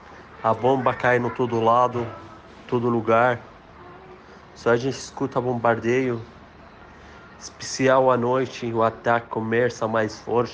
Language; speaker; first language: Portuguese; non-native, fluent; Arabic